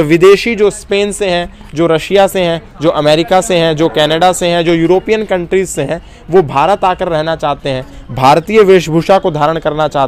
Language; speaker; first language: Hindi; native; Hindi